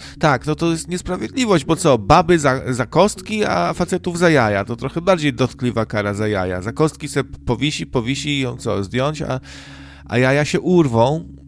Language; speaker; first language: Polish; native; Polish